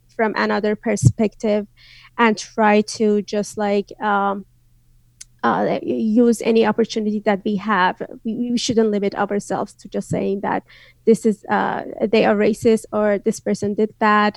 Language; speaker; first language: English; non-native, fluent; Azerbaijani